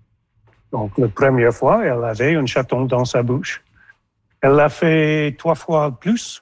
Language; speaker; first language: French; non-native, local second language; English